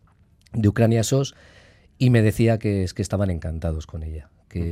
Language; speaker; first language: Spanish; native; Spanish